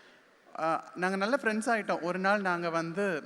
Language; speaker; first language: Tamil; native; Tamil